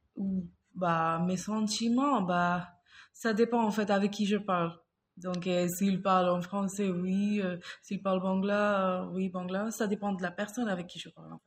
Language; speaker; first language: French; non-native, fluent; Bangla